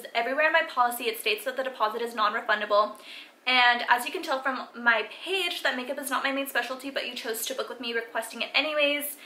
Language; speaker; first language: English; early bilingual, other home language; Spanish